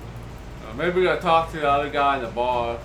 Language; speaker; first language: English; native; English